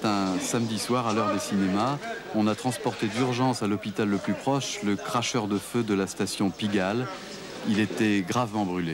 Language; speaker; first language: French; native; French